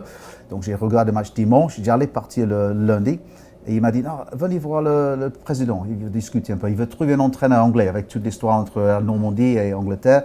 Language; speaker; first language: French; non-native, fluent; English